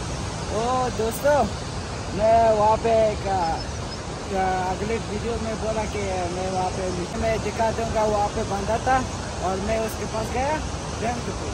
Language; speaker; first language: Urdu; non-native, learner; Persian